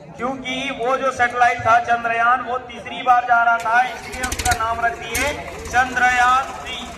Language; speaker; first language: Hindi; native; Hindi